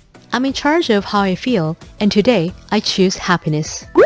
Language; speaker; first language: English; non-native, fluent; Korean